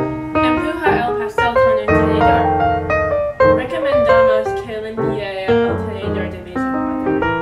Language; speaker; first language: Spanish; non-native, learner; English